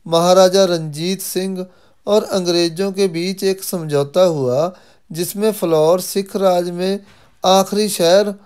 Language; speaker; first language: Hindi; non-native, local second language; Punjabi